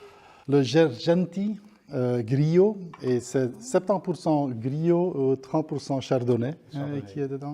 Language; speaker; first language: French; non-native, fluent; Dutch